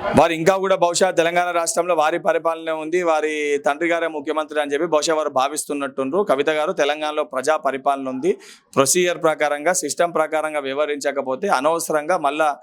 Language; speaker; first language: Telugu; native; Telugu